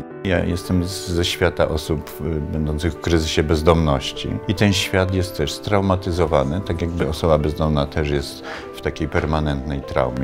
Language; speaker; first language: Polish; native; Polish